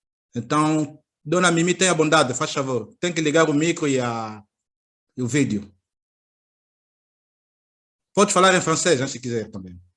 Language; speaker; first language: Portuguese; native; Portuguese